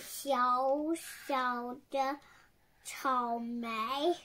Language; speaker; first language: Chinese; early bilingual, heritage; Chinese